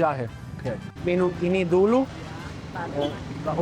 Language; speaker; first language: Indonesian; non-native, learner; Italian